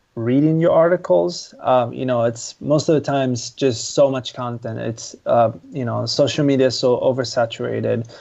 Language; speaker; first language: English; non-native, fluent; Italian